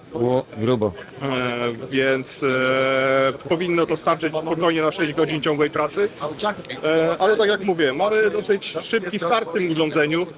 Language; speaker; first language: Polish; native; Polish